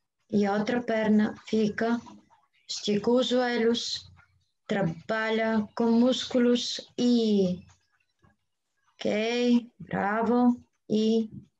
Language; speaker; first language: Portuguese; non-native, learner; Bulgarian